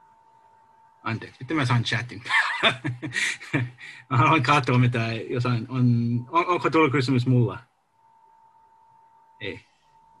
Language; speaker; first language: Finnish; non-native, learner; English